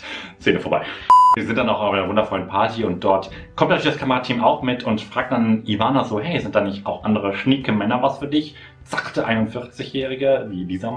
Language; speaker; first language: German; native; German